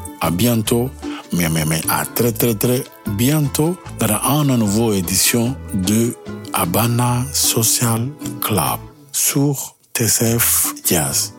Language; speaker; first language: French; non-native, learner; Spanish